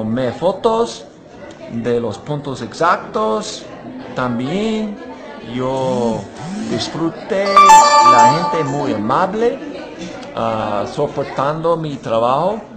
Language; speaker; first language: Spanish; non-native, fluent; English